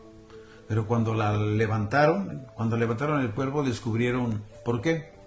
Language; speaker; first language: Spanish; native; Spanish